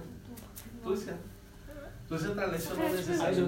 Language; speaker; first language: English; non-native, learner; Spanish